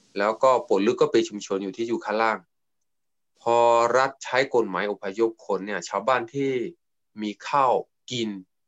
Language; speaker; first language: Thai; non-native, local second language; S'gaw Karen